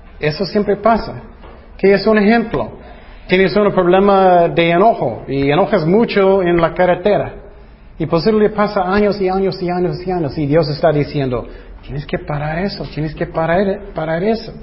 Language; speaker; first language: Spanish; non-native, fluent; English